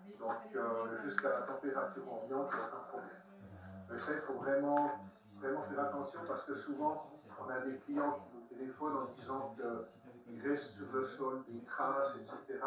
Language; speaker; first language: French; native; French